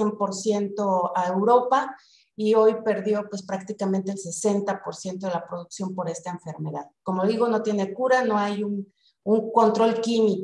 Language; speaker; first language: Spanish; native; Spanish